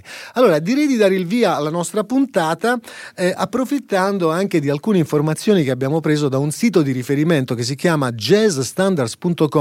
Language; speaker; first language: Italian; native; Italian